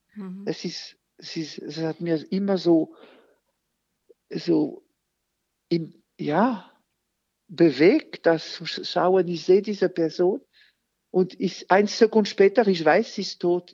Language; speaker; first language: German; non-native, fluent; French